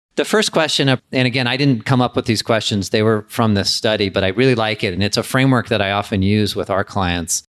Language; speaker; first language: English; native; English